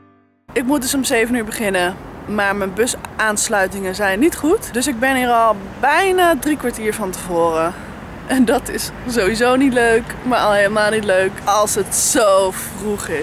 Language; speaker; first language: Dutch; native; Dutch